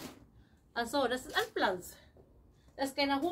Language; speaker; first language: German; non-native, learner; Filipino